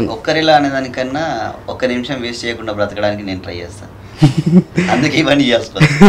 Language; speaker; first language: Telugu; native; Telugu